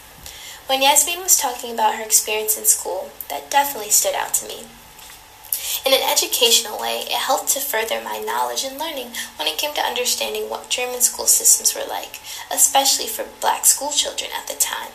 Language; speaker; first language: English; native; English